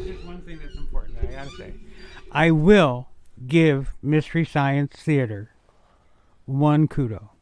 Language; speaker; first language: English; native; English